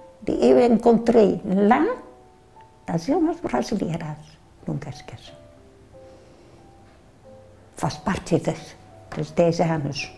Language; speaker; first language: Portuguese; non-native, learner; Dutch